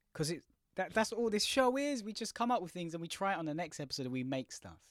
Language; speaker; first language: English; native; English